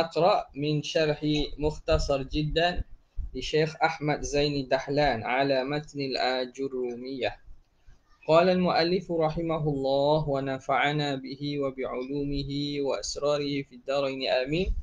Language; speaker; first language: Arabic; non-native, fluent; Malay